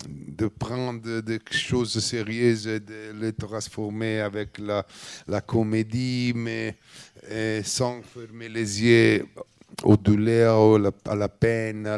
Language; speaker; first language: French; non-native, learner; Italian